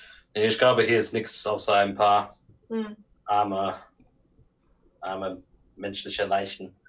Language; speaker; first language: German; non-native, learner; English